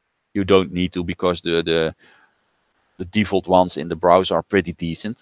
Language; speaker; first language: English; non-native, fluent; Dutch